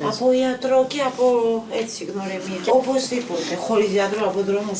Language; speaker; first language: Greek; non-native, learner; Georgian